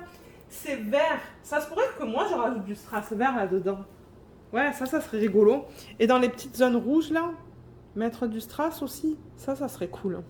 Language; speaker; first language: French; native; French